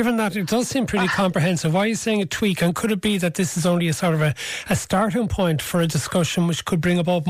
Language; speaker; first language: English; native; English